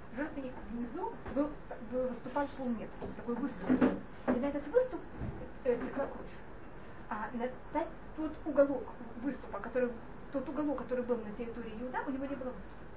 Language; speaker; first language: Russian; non-native, fluent; Hebrew